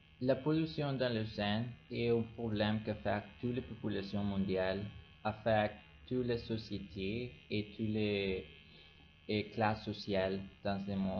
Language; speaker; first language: French; non-native, learner; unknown